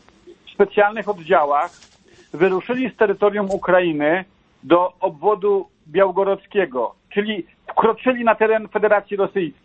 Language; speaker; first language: Polish; native; Polish